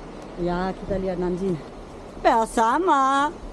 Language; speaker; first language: Indonesian; non-native, learner; English